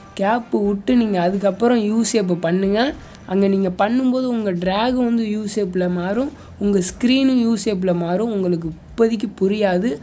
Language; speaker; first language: Tamil; native; Tamil